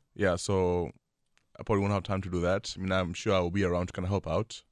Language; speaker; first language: English; non-native, local second language; Swahili